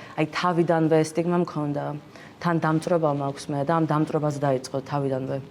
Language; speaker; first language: Georgian; early bilingual, other home language; Russian